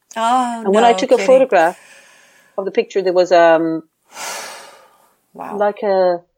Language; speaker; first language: English; native; English